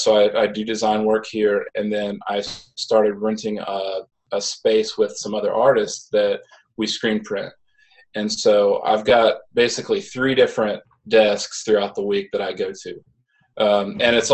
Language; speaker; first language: English; native; English